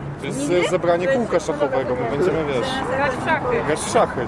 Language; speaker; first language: Polish; native; Polish